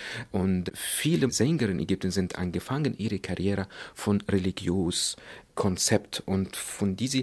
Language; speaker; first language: German; non-native, fluent; Arabic